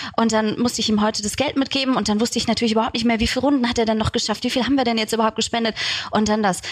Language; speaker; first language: German; early bilingual, other home language; Turkish